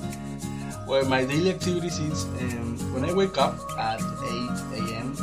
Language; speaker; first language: English; non-native, learner; Spanish